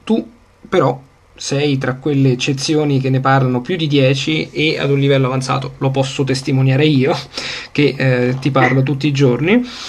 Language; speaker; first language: Italian; native; Italian